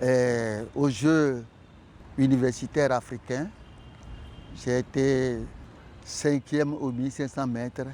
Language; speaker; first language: French; non-native, local second language; Ewe